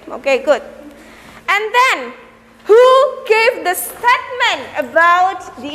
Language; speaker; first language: English; non-native, learner; Indonesian